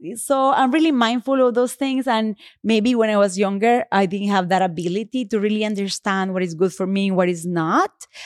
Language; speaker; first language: English; non-native, fluent; Spanish